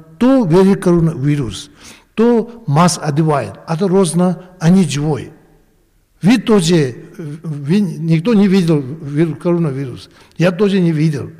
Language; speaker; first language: Russian; non-native, learner; Tibetan